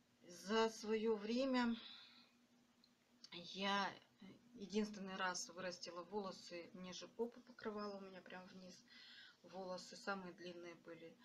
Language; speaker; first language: Russian; native; Russian